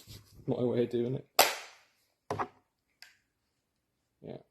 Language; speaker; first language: English; native; English